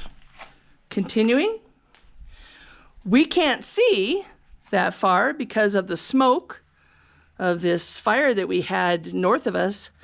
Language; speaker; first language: English; native; English